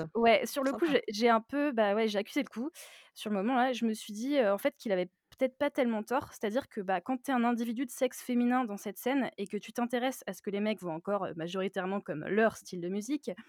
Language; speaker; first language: French; native; French